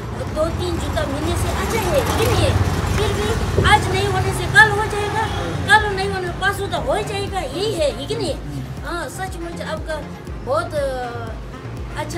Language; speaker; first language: Hindi; non-native, local second language; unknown